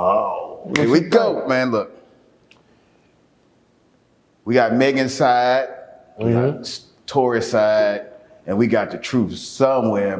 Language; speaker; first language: English; native; English